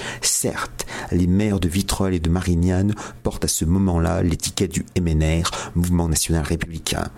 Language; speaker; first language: French; native; French